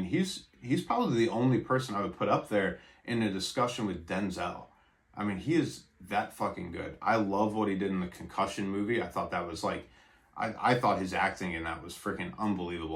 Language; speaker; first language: English; native; English